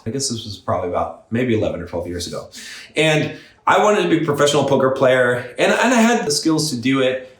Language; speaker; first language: English; native; English